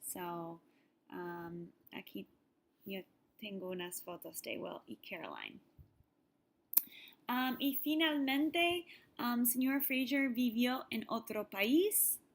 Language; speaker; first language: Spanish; non-native, fluent; English